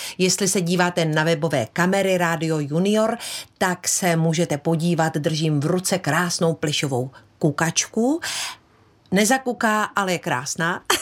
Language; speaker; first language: Czech; native; Czech